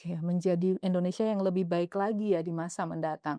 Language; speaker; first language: Indonesian; native; Indonesian